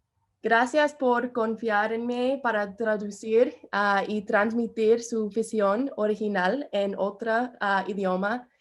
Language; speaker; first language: Spanish; non-native, learner; English